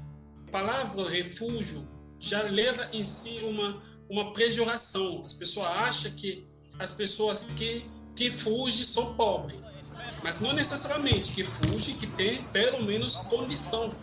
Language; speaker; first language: Portuguese; non-native, fluent; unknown